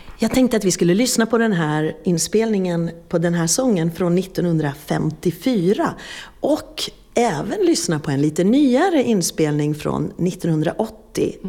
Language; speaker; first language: Swedish; native; Swedish